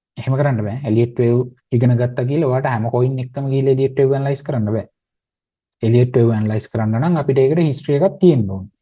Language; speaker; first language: Sinhala; native; Sinhala